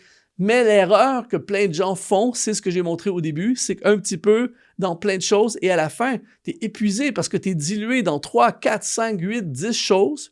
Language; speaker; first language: French; native; French